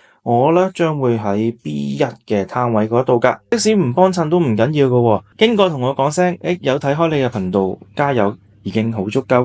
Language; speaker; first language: Cantonese; native; Cantonese